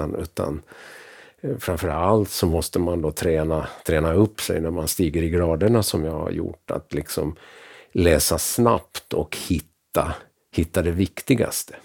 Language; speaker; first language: Swedish; native; Swedish